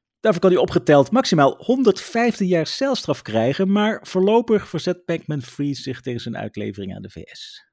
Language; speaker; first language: Dutch; native; Dutch